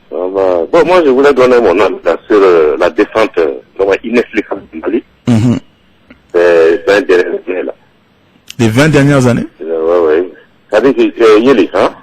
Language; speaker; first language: French; non-native, local second language; Bambara